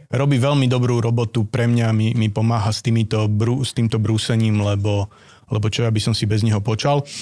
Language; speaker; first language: Slovak; native; Slovak